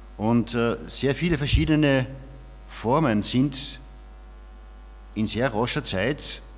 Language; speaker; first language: German; native; German